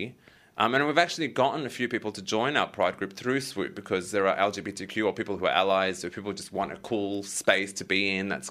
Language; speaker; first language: English; native; English